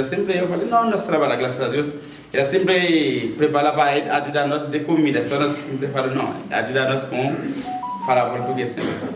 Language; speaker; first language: Portuguese; non-native, learner; Haitian Creole